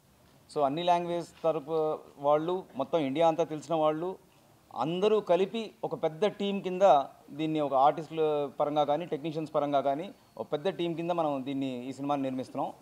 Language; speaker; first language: Telugu; native; Telugu